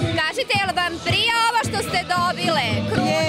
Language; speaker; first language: Serbian; native; Serbian